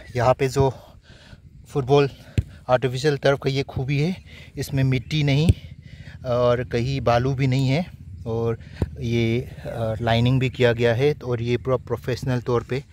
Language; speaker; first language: Hindi; non-native, local second language; Manipuri